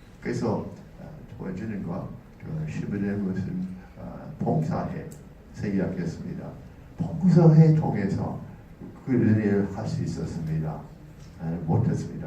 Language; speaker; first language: Korean; non-native, learner; English